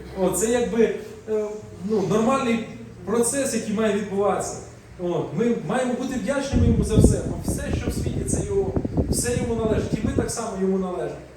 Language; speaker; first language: Ukrainian; non-native, local second language; Russian